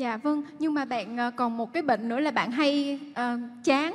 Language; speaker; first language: Vietnamese; native; Vietnamese